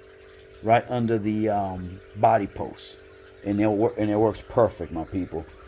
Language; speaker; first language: English; native; English